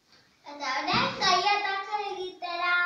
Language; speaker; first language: Basque; non-native, local second language; Spanish